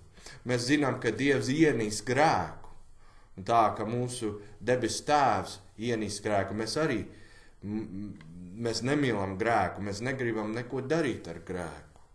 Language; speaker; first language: Latvian; non-native, learner; English